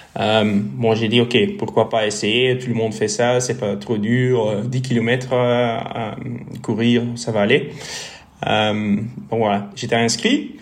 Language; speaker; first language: French; non-native, fluent; Dutch